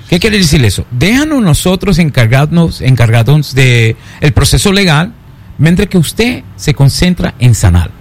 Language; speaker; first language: Spanish; early bilingual, heritage; Spanish